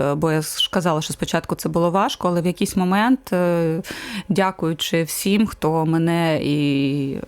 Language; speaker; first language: Ukrainian; native; Ukrainian